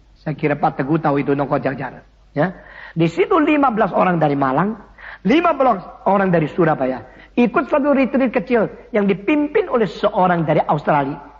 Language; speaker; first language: Indonesian; early bilingual, other home language; Min Nan Chinese